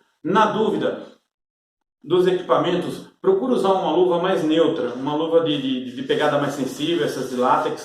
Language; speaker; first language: Portuguese; native; Portuguese